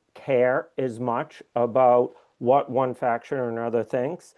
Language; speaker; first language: English; native; English